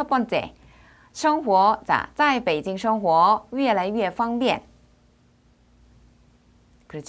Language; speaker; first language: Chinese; non-native, fluent; Korean